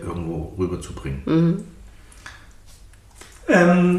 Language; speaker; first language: German; native; German